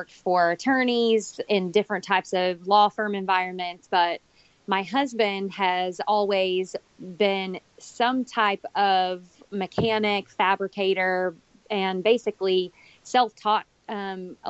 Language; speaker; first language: English; native; English